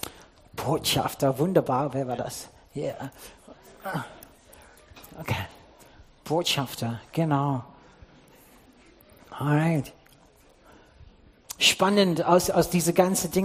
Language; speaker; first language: German; non-native, fluent; English